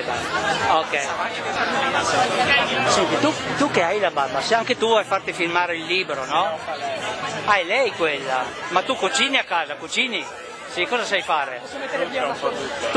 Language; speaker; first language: Italian; native; Italian